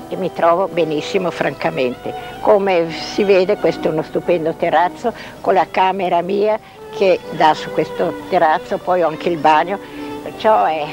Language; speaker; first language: Italian; non-native, fluent; Hungarian